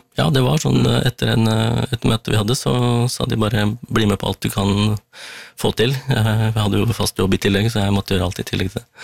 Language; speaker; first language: Norwegian; early bilingual, other home language; Tamil